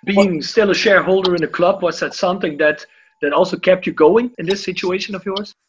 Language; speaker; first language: English; non-native, fluent; Dutch